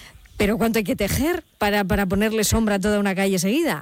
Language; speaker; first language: Spanish; native; Spanish